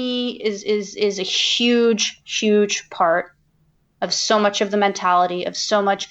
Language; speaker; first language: English; native; English